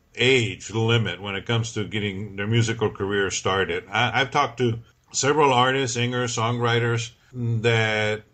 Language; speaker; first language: English; native; English